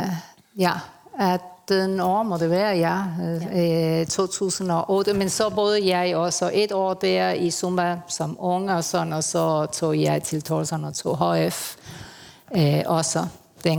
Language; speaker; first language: Danish; non-native, fluent; Spanish